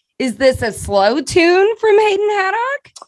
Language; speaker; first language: English; native; English